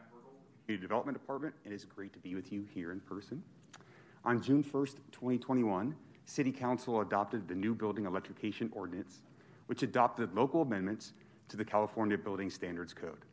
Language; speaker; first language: English; native; English